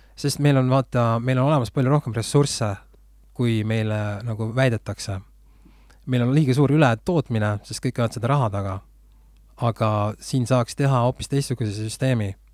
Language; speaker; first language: Estonian; native; Estonian